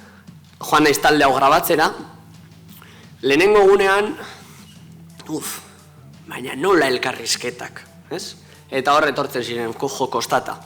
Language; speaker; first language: Basque; native; Basque